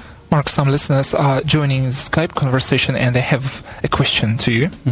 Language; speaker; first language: English; non-native, fluent; Ukrainian